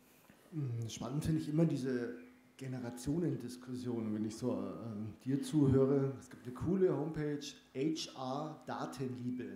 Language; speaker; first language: German; native; German